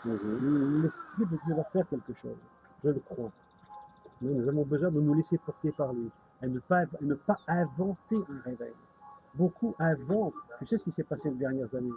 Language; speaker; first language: French; native; French